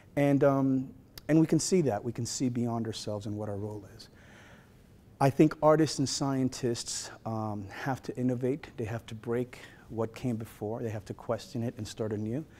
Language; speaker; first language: English; native; English